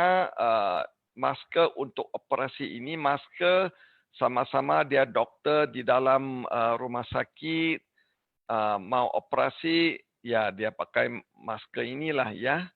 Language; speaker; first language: Indonesian; non-native, learner; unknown